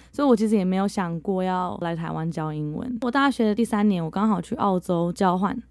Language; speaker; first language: Chinese; early bilingual, heritage; Chinese